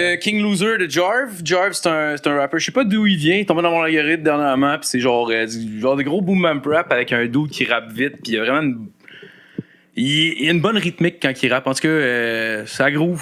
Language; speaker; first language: French; native; French